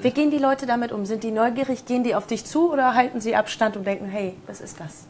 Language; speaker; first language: German; native; German